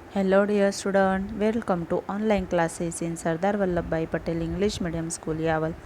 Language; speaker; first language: English; non-native, local second language; Marathi